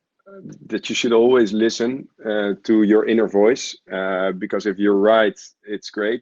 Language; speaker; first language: English; non-native, fluent; Dutch